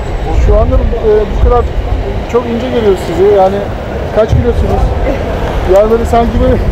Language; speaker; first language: Turkish; native; Turkish